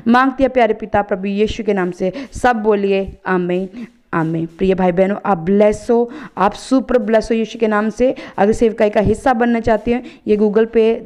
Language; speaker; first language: Hindi; non-native, local second language; Punjabi